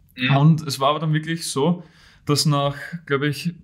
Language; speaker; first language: German; native; German